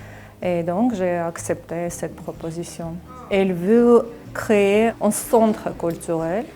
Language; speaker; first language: French; non-native, learner; Armenian